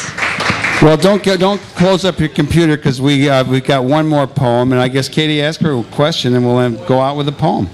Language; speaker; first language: English; native; English